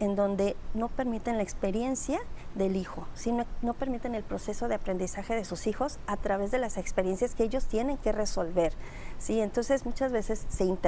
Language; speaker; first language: Spanish; native; Spanish